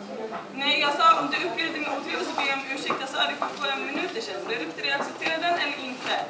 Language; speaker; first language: Swedish; native; Swedish